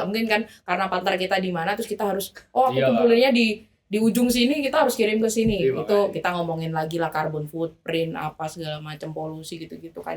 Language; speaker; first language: Indonesian; native; Indonesian